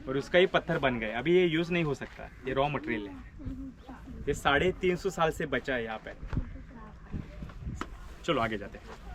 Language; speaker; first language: Hindi; non-native, local second language; Marathi